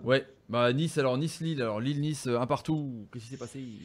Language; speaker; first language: French; native; French